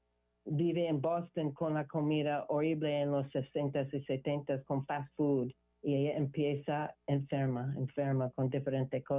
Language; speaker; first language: Spanish; non-native, learner; English